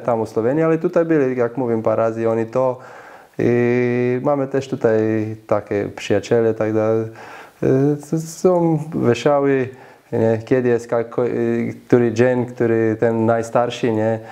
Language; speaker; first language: Polish; non-native, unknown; Slovenian